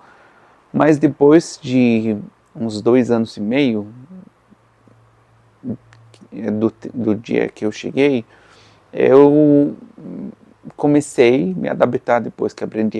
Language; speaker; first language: Portuguese; non-native, fluent; Arabic